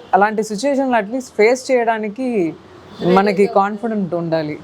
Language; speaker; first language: Telugu; non-native, fluent; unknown